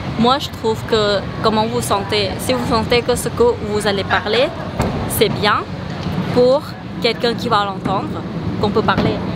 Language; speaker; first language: French; non-native, fluent; Thai